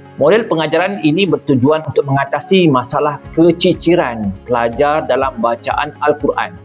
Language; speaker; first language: Malay; native; Malay